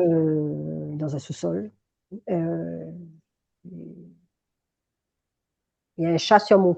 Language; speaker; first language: French; native; French